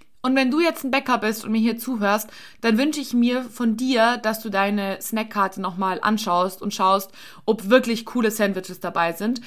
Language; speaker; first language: German; native; German